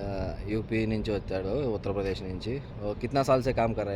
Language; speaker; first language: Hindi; non-native, local second language; Telugu